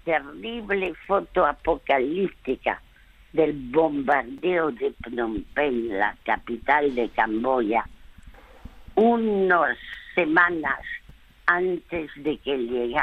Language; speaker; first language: Spanish; early bilingual, other home language; French